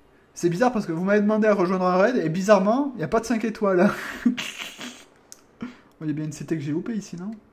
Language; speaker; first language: French; native; French